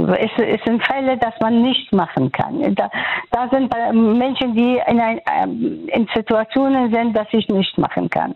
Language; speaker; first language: German; non-native, fluent; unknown